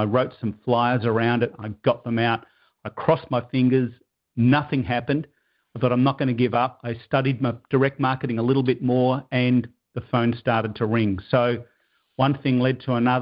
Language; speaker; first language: English; native; English